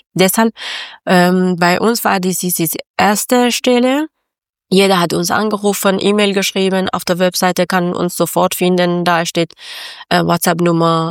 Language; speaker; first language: German; non-native, learner; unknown